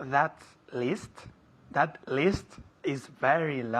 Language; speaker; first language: English; non-native, learner; Spanish